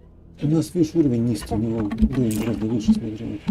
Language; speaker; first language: Russian; native; Russian